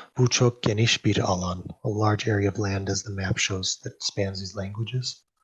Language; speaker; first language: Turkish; non-native, learner; English